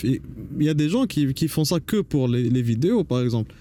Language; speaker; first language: French; non-native, local second language; Arabic